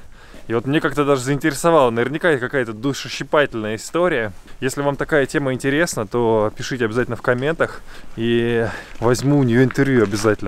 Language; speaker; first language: Russian; native; Russian